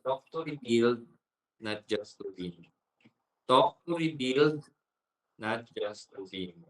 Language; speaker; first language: English; non-native, local second language; Filipino